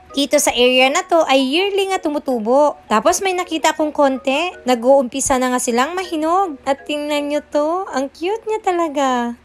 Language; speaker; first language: Filipino; non-native, local second language; Iloko